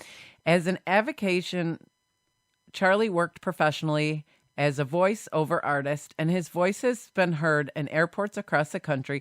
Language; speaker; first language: English; native; English